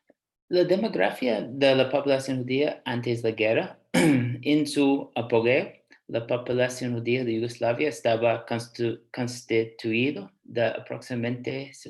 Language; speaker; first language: Spanish; non-native, fluent; English